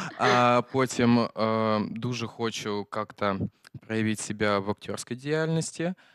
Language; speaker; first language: Ukrainian; early bilingual, heritage; Russian